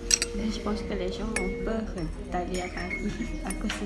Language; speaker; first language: French; non-native, learner; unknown